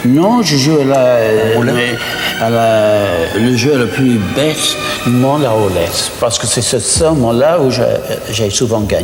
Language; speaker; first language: French; non-native, fluent; English